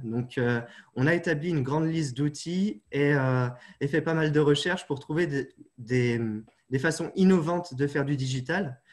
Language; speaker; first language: French; native; French